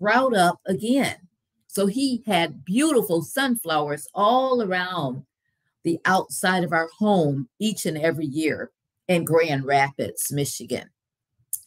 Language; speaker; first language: English; native; English